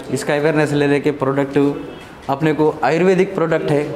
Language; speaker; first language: Hindi; non-native, local second language; Telugu